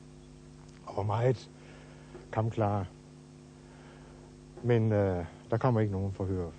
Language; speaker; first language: Danish; native; Danish